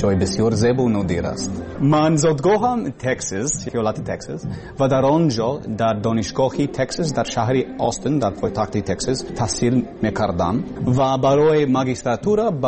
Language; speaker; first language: Persian; non-native, learner; English